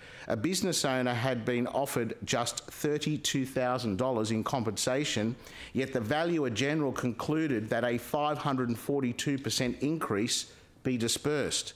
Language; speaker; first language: English; native; English